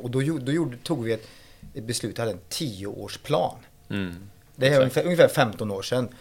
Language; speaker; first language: Swedish; non-native, fluent; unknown